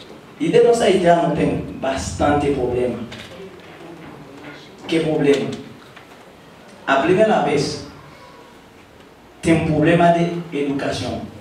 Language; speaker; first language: Portuguese; non-native, learner; Haitian Creole